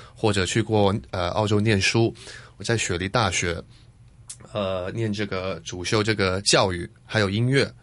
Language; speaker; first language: Chinese; non-native, fluent; Cantonese